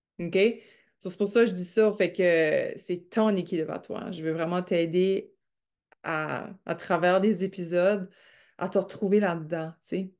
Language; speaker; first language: French; native; French